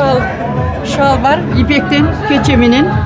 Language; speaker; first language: Turkish; non-native, local second language; Kyrgyz